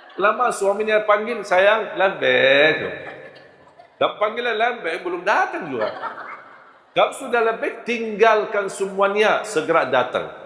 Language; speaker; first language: Malay; non-native, fluent; Arabic